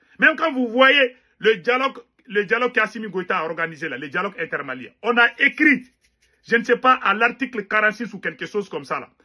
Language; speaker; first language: French; non-native, local second language; Bambara